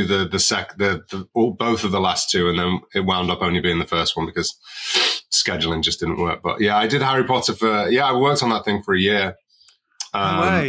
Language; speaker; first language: English; native; English